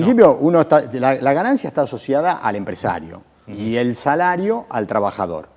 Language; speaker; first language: Spanish; native; Spanish